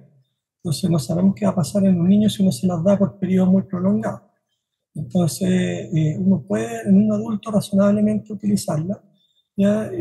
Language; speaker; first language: Spanish; native; Spanish